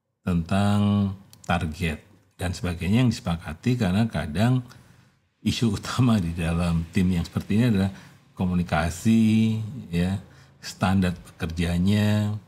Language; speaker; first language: Indonesian; native; Indonesian